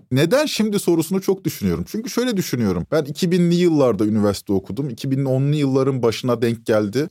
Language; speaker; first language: Turkish; native; Turkish